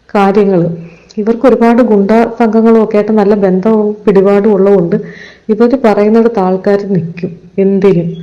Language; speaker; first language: Malayalam; native; Malayalam